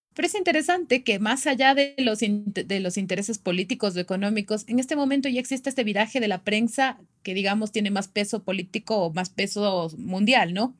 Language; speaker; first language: Spanish; native; Spanish